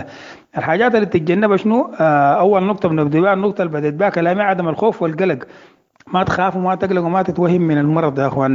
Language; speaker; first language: Arabic; native; Arabic